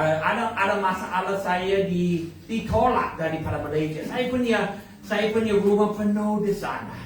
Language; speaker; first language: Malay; non-native, fluent; English